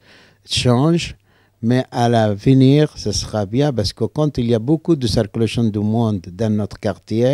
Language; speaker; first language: French; non-native, learner; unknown